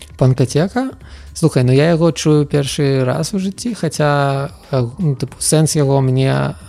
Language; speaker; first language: Belarusian; non-native, local second language; Russian